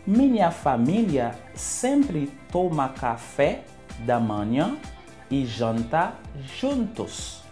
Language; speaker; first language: Portuguese; non-native, fluent; Haitian Creole